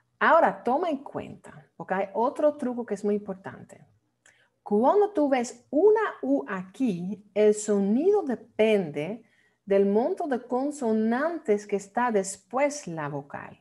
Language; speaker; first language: Spanish; non-native, fluent; Dutch